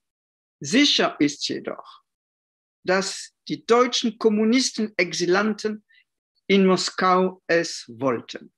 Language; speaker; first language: German; non-native, fluent; French